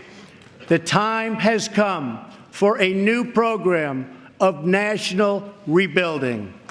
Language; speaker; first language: English; native; English